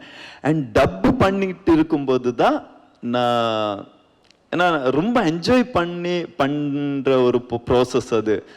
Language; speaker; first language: Tamil; non-native, learner; Kannada